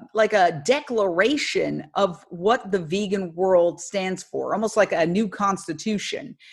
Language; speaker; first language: English; native; English